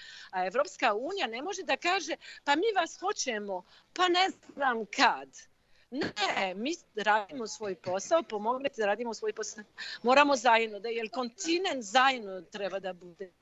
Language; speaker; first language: Croatian; non-native, fluent; French